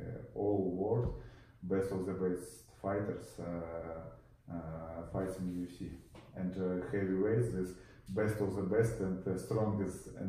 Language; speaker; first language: English; non-native, learner; Russian